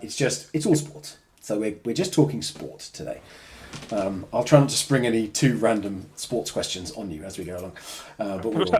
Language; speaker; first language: English; native; English